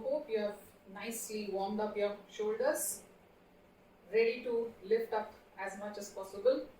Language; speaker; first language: English; non-native, local second language; Marathi